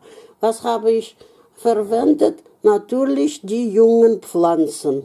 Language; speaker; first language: German; non-native, fluent; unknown